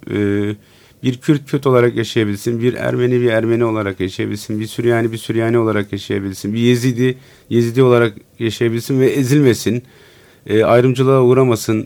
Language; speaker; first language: Turkish; non-native, local second language; Turoyo